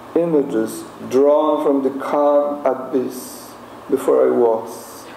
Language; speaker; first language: English; non-native, fluent; Polish